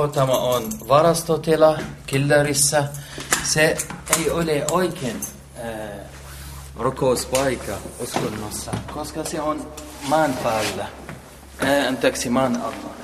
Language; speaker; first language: Finnish; non-native, learner; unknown